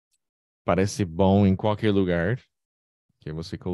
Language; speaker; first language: Portuguese; non-native, fluent; English